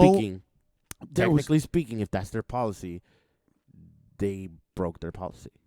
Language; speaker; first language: English; native; English